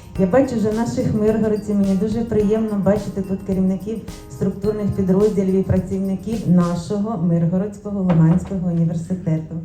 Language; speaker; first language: Ukrainian; native; Ukrainian